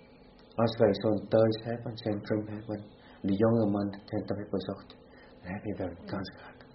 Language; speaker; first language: Dutch; non-native, fluent; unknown